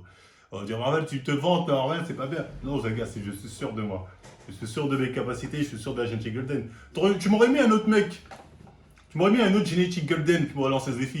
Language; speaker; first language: French; native; French